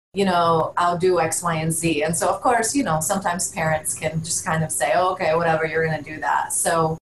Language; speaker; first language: English; early bilingual, other home language; Bulgarian